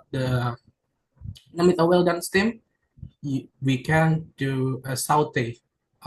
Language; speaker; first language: English; non-native, learner; Indonesian